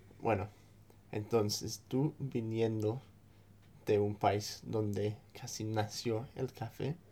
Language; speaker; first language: Spanish; non-native, fluent; English